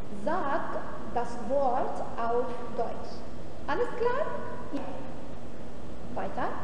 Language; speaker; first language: German; non-native, fluent; Arabic